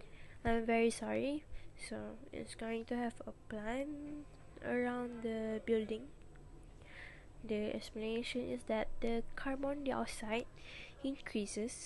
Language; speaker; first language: English; non-native, local second language; Malay